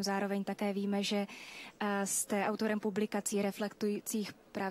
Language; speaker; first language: Czech; native; Czech